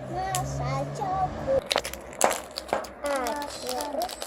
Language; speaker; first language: Turkish; non-native, learner; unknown